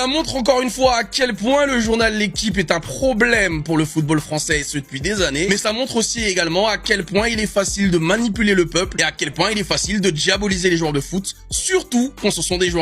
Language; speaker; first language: French; native; French